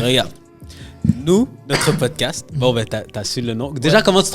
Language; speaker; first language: French; native; French